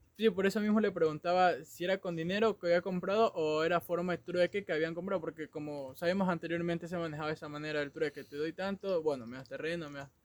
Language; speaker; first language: Spanish; native; Spanish